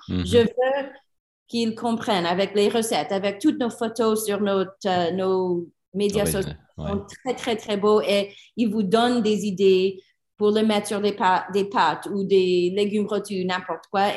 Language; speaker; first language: French; non-native, learner; English